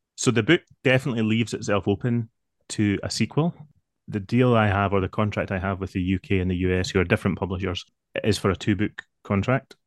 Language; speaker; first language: English; native; English